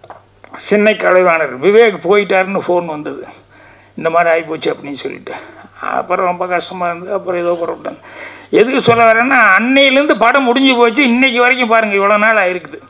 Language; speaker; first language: Tamil; native; Tamil